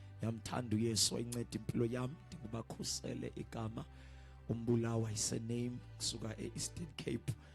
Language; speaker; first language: Zulu; non-native, local second language; Xhosa